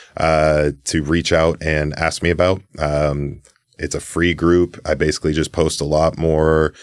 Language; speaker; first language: English; native; English